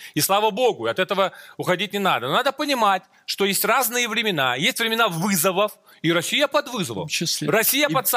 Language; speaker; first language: Russian; native; Russian